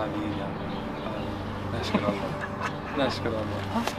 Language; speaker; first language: Arabic; non-native, learner; English